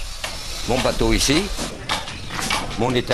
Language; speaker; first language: French; native; French